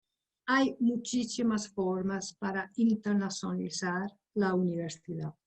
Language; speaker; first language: Spanish; non-native, fluent; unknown